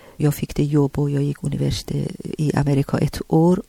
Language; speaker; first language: Swedish; non-native, learner; Persian